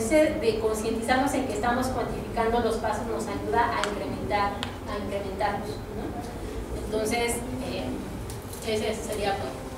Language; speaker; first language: Spanish; native; Spanish